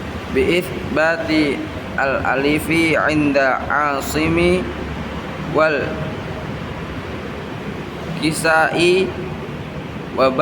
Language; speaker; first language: Arabic; non-native, learner; Indonesian